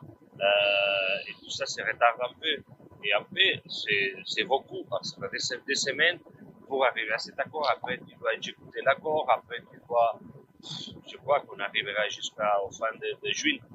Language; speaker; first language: French; non-native, learner; Spanish